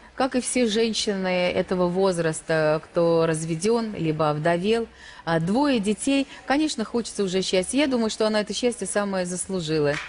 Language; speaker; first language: Russian; native; Russian